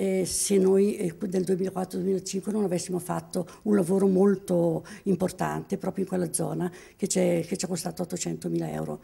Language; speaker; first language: Italian; native; Italian